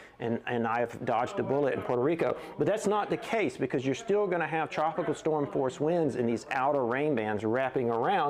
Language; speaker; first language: English; native; English